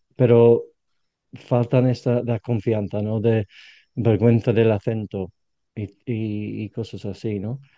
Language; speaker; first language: Spanish; non-native, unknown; English